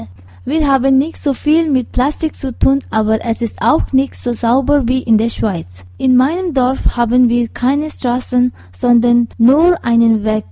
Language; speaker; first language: German; non-native, learner; Tibetan